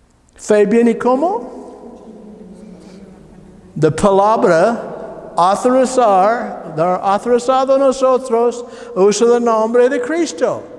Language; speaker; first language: Spanish; non-native, learner; English